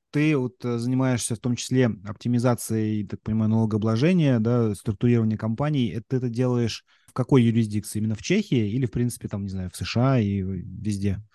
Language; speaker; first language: Russian; native; Russian